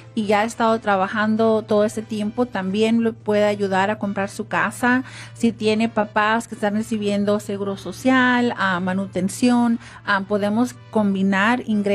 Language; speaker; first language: Spanish; early bilingual, heritage; Spanish